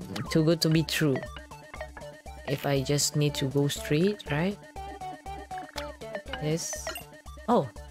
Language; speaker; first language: English; non-native, fluent; Indonesian